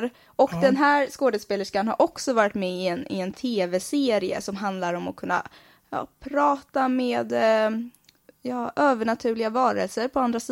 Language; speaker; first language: Swedish; native; Swedish